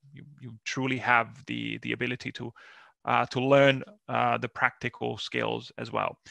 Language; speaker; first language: English; non-native, fluent; Finnish